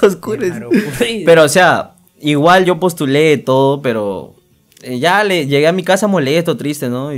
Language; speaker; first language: Spanish; native; Spanish